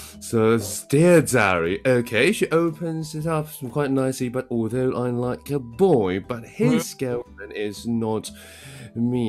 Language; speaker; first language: English; non-native, fluent; Chinese